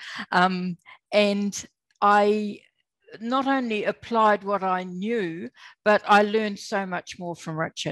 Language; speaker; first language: English; native; English